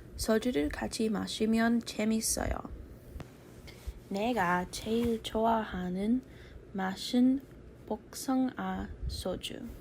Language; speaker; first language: Korean; early bilingual, heritage; English